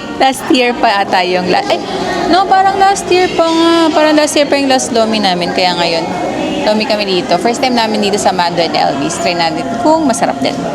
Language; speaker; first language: Filipino; non-native, local second language; Waray